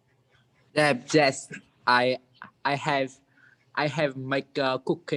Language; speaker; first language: English; non-native, learner; Vietnamese